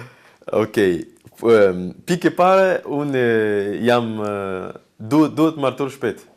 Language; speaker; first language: Albanian; non-native, learner; French